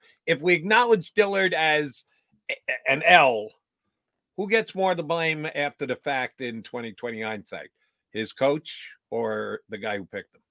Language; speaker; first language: English; native; English